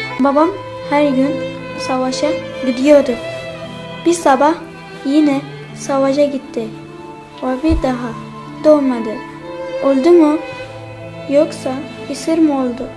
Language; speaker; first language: Turkish; early bilingual, other home language; Arabic